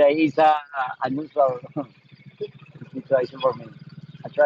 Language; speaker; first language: English; non-native, learner; Spanish